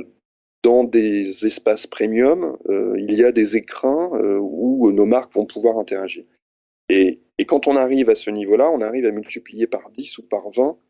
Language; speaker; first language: French; native; French